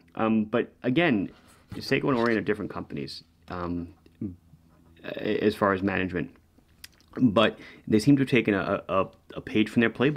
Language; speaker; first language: English; native; English